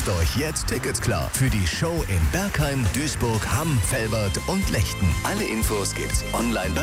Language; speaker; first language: German; native; German